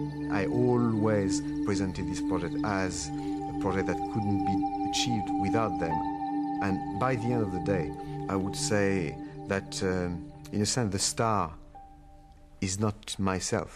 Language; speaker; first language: English; non-native, fluent; French